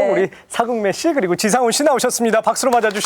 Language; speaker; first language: Korean; native; Korean